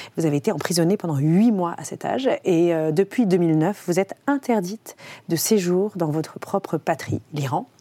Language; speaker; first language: French; native; French